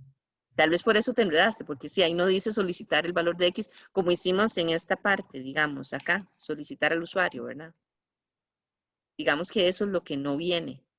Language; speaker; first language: Spanish; native; Spanish